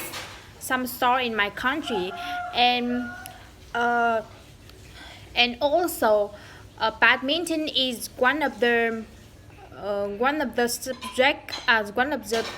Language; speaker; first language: English; non-native, learner; Vietnamese